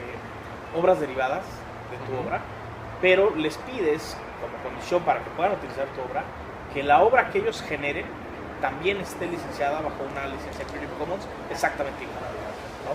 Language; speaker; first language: Spanish; native; Spanish